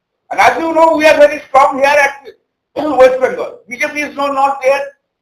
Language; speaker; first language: English; non-native, local second language; Bangla